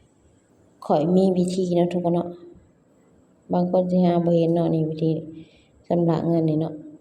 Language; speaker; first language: Thai; non-native, local second language; Lao